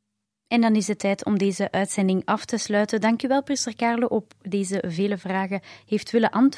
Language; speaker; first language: Dutch; native; Dutch